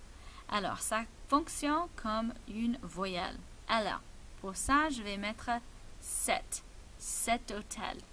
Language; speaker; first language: French; non-native, fluent; English